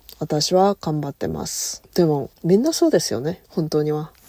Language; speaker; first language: Japanese; non-native, learner; Korean